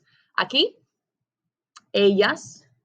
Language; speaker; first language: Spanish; non-native, fluent; English